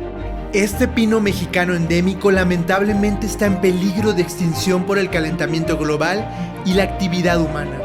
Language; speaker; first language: Spanish; native; Spanish